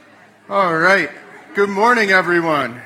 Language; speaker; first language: English; native; English